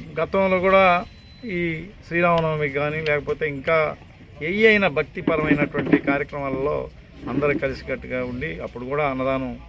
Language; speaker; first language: Telugu; native; Telugu